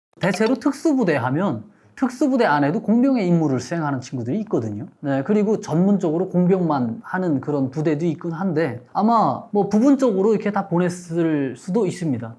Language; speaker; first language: Korean; native; Korean